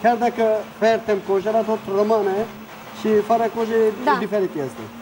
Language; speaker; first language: Romanian; non-native, learner; Turkish